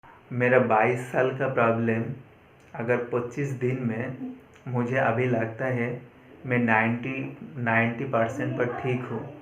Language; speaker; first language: Hindi; non-native, local second language; Bangla